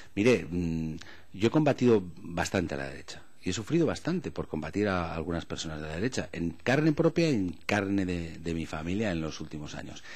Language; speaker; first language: Spanish; non-native, local second language; Catalan